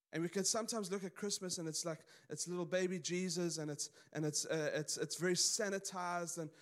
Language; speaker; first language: English; native; English